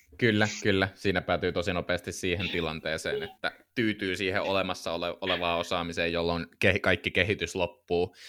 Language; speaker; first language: Finnish; native; Finnish